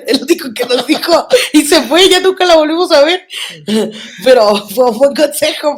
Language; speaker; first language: Spanish; native; Spanish